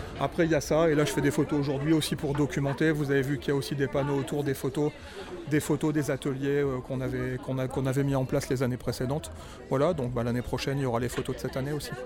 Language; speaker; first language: French; native; French